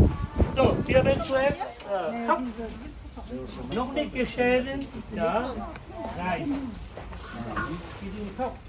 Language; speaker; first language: German; non-native, learner; Vietnamese